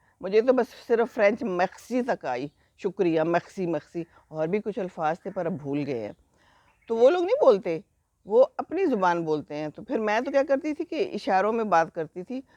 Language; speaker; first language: Urdu; native; Urdu